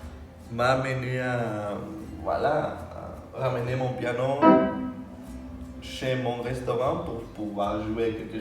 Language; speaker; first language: French; non-native, fluent; Spanish